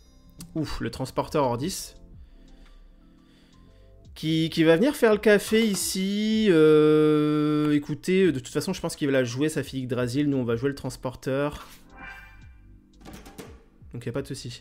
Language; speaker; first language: French; native; French